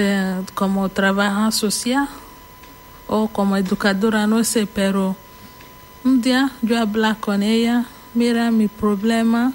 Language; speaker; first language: Spanish; non-native, learner; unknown